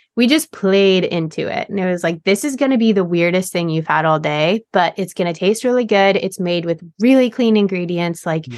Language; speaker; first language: English; native; English